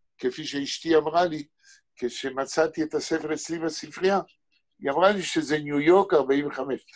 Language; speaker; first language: Hebrew; native; Hebrew